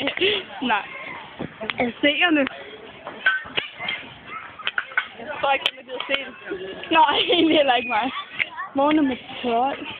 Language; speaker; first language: Danish; native; Danish